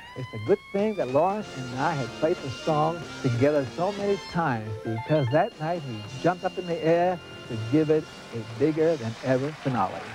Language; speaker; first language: English; native; English